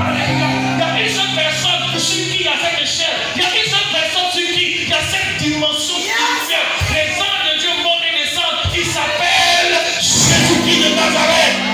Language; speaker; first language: French; native; French